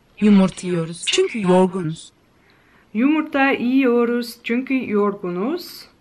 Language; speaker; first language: Turkish; non-native, learner; Dutch